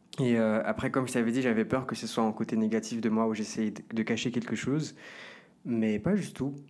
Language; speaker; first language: French; non-native, fluent; Portuguese